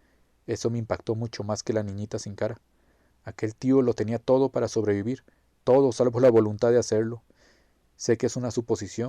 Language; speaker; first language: Spanish; native; Spanish